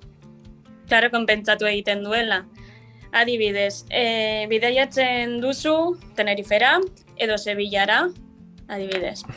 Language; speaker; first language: Basque; non-native, local second language; Spanish